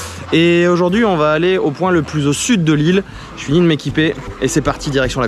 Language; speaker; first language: French; native; French